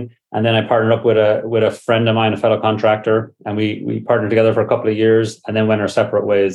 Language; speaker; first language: English; native; English